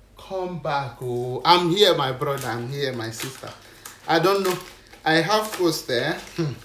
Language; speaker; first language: Nigerian Pidgin; native; Nigerian Pidgin